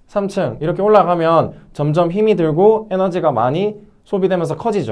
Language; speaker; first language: Korean; native; Korean